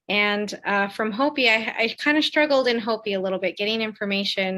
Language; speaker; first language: English; native; English